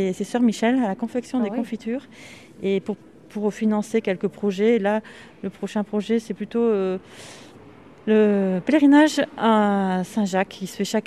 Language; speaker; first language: French; native; French